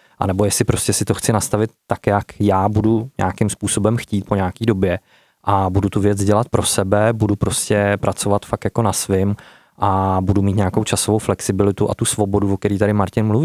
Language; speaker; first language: Czech; native; Czech